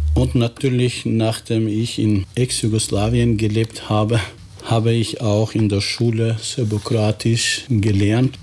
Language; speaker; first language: German; non-native, fluent; Albanian